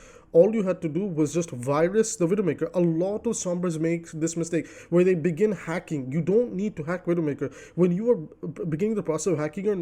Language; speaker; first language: English; native; English